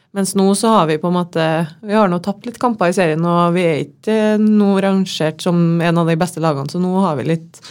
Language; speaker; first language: Norwegian; native; Norwegian